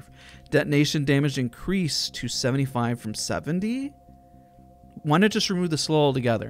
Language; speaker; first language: English; native; English